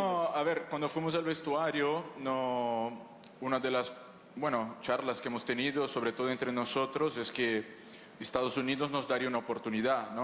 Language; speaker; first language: Spanish; non-native, fluent; Portuguese